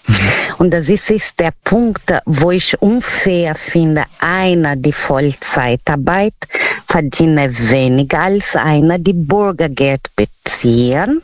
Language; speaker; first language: German; non-native, learner; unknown